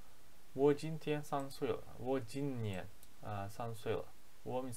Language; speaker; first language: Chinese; non-native, learner; Turkish